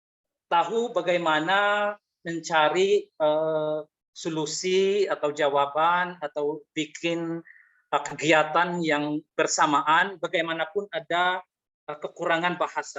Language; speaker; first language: Indonesian; non-native, fluent; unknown